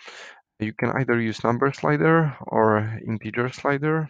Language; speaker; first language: English; non-native, fluent; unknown